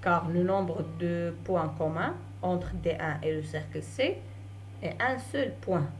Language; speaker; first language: French; non-native, local second language; Arabic